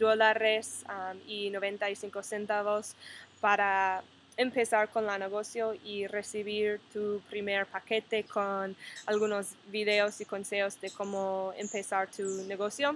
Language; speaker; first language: Spanish; non-native, fluent; English